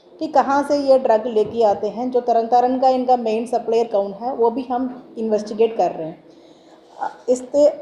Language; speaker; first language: Hindi; non-native, local second language; Tamil